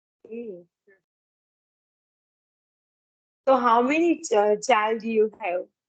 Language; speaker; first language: English; non-native, learner; Gujarati